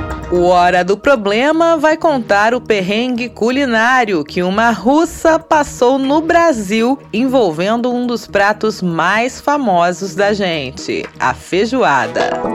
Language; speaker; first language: Portuguese; native; Portuguese